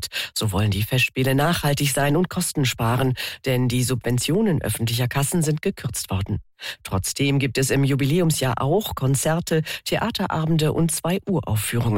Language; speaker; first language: German; native; German